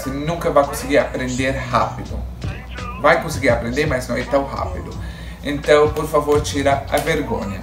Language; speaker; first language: Portuguese; non-native, fluent; Arabic